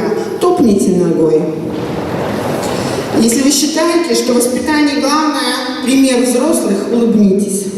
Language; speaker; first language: Russian; native; Russian